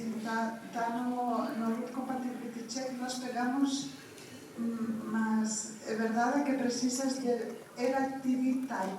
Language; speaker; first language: Portuguese; non-native, fluent; Spanish